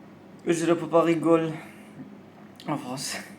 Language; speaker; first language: French; non-native, learner; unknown